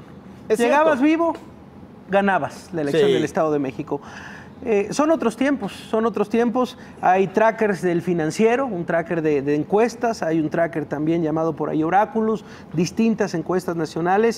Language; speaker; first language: Spanish; native; Spanish